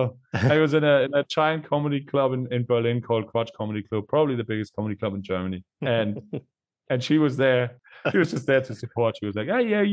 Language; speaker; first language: English; non-native, fluent; German